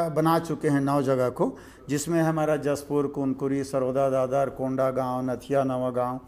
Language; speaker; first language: Hindi; native; Hindi